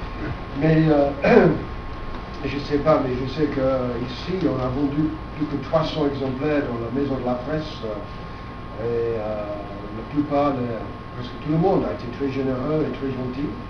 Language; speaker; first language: French; non-native, fluent; English